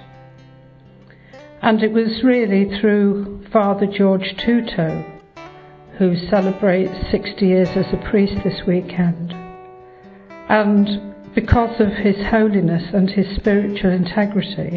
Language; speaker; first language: English; native; English